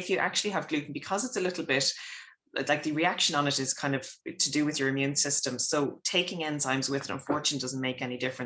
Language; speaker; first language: English; native; English